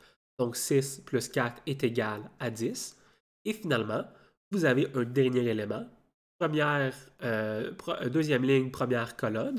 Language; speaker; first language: French; native; French